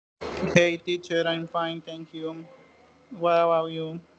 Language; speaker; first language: English; non-native, learner; Spanish